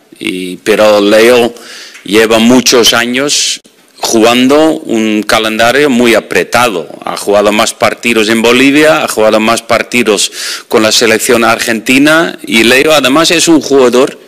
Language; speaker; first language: Spanish; non-native, fluent; Dutch